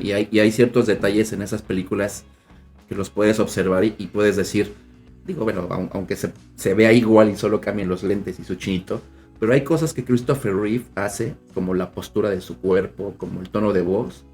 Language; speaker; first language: Spanish; native; Spanish